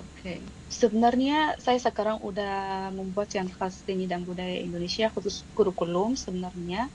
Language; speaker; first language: Indonesian; non-native, fluent; Arabic